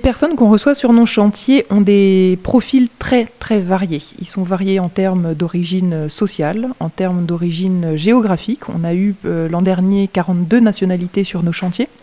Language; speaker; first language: French; native; French